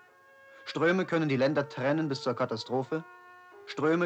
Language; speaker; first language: German; native; German